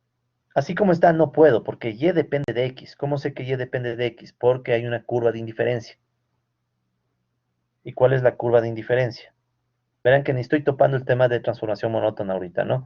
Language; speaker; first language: Spanish; native; Spanish